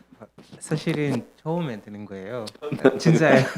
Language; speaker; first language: Korean; non-native, fluent; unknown